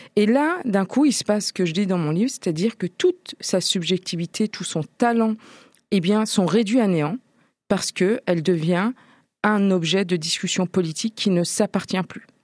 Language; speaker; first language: French; native; French